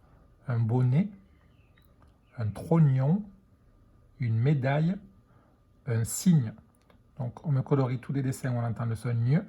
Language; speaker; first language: French; native; French